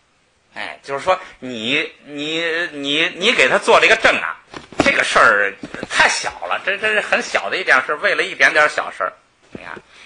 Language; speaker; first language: Chinese; native; Chinese